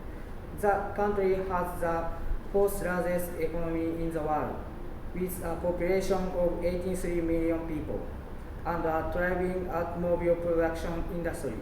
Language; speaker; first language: English; non-native, learner; Japanese